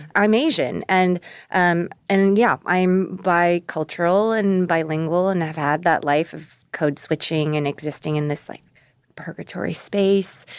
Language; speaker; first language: English; early bilingual, other home language; Korean